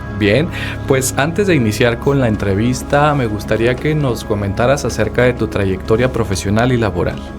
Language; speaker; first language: Spanish; native; Spanish